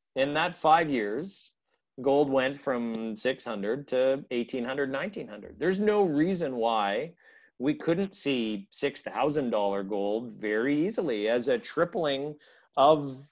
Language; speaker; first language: English; native; English